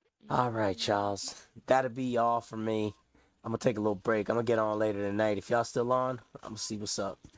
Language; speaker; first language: English; native; English